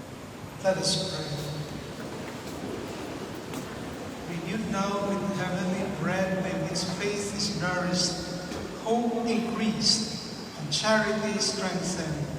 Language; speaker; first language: English; non-native, local second language; Filipino